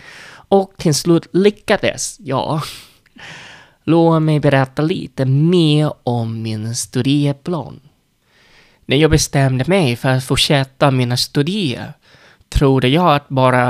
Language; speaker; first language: Swedish; non-native, fluent; Vietnamese